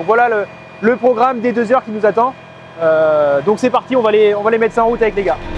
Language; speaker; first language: French; native; French